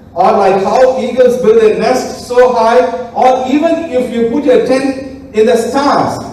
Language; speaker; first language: English; non-native, local second language; Tamil